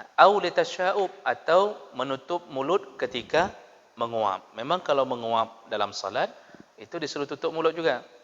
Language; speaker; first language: Malay; non-native, local second language; Achinese